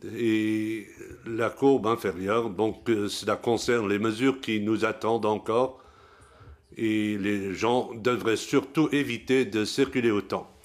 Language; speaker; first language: French; non-native, local second language; Luxembourgish